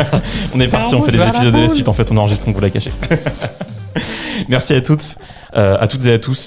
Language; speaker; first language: French; native; French